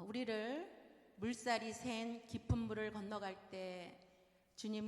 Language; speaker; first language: Korean; native; Korean